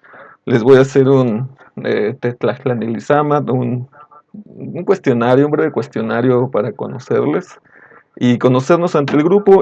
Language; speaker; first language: Spanish; native; Spanish